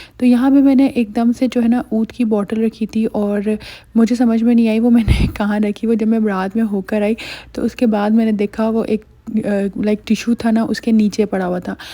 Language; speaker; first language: Urdu; native; Urdu